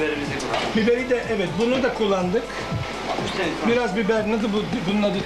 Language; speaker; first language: Turkish; non-native, fluent; English